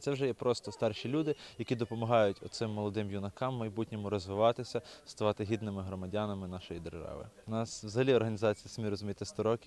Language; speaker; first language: Ukrainian; native; Ukrainian